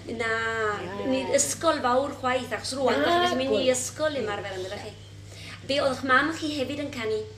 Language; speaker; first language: Welsh; early bilingual, heritage; Welsh